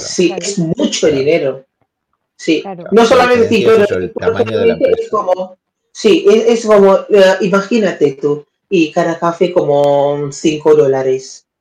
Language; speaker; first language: Spanish; non-native, learner; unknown